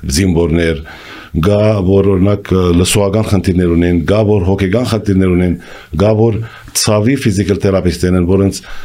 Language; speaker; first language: Armenian; early bilingual, heritage; Armenian